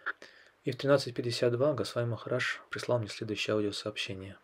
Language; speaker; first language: Russian; native; Russian